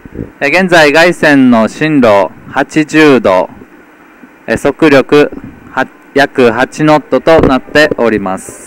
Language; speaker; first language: Japanese; native; Japanese